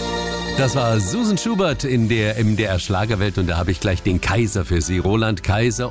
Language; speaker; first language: German; native; German